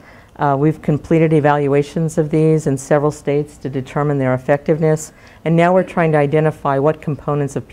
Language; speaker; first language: English; native; English